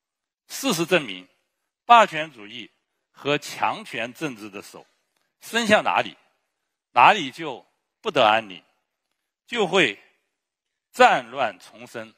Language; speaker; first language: Chinese; native; Chinese